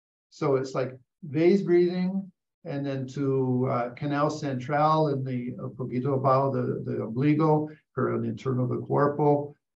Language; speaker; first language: English; native; English